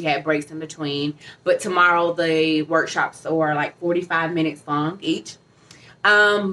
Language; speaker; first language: English; native; English